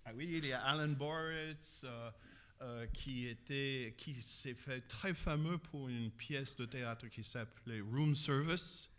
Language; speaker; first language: French; non-native, fluent; English